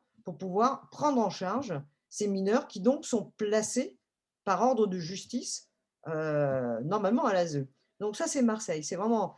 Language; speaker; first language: French; native; French